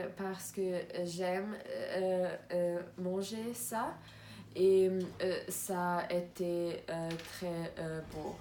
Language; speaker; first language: French; non-native, learner; Croatian